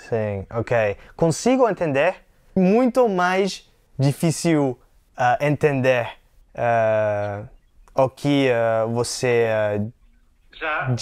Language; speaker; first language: Portuguese; non-native, learner; English